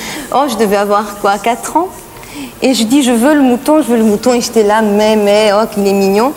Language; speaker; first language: French; native; French